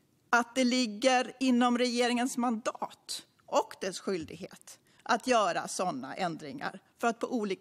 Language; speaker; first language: Swedish; native; Swedish